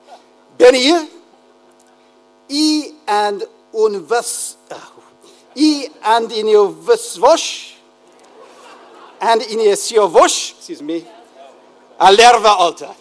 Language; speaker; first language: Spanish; non-native, learner; English